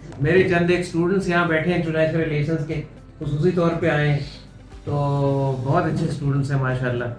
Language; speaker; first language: Urdu; non-native, local second language; Pashto